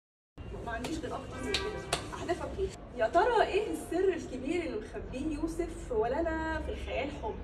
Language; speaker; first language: Arabic; native; Arabic